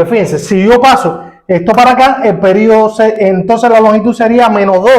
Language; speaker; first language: Spanish; native; Spanish